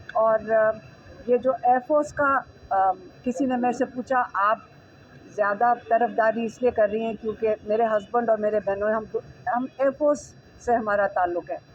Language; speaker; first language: Urdu; native; Urdu